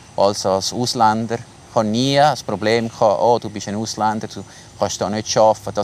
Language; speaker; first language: German; non-native, local second language; Italian